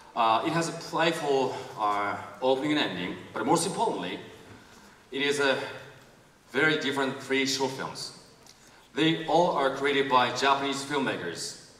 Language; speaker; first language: English; non-native, fluent; Japanese